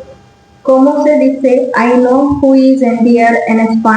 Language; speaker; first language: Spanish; non-native, fluent; Telugu